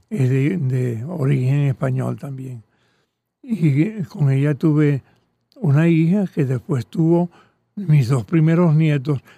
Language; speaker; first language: Spanish; early bilingual, other home language; Catalan